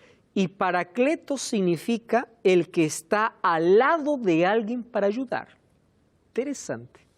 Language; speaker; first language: Spanish; native; Spanish